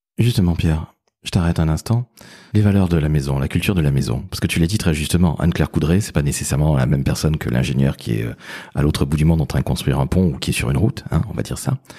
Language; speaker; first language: French; native; French